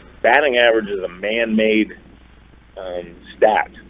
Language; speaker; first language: English; native; English